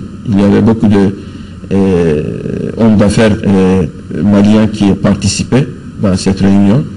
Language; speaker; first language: French; non-native, fluent; Turkish